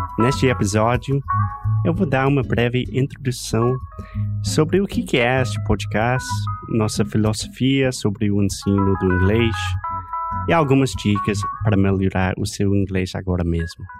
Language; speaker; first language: Portuguese; non-native, fluent; English